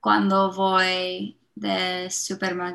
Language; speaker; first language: Spanish; non-native, learner; English